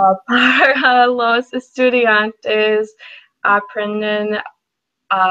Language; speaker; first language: Spanish; non-native, learner; English